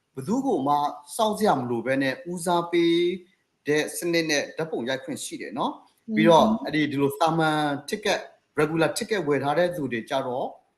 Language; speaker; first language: Burmese; non-native, local second language; S'gaw Karen